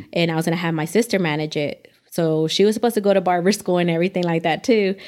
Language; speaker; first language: English; native; English